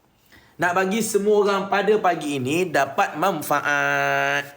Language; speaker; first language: Malay; native; Malay